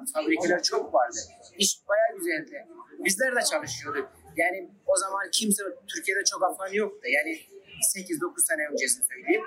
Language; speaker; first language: Turkish; non-native, fluent; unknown